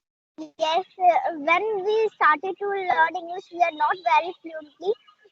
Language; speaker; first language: English; non-native, learner; Hindi